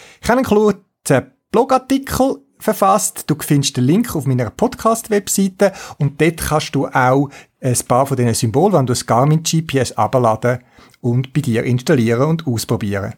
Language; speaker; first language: German; native; German